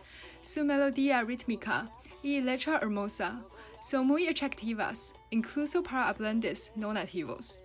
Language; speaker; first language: Spanish; non-native, learner; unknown